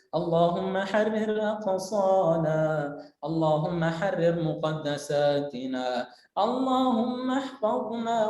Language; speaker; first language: Arabic; native; Arabic